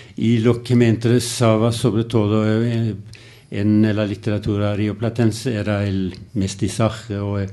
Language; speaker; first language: Spanish; non-native, fluent; Norwegian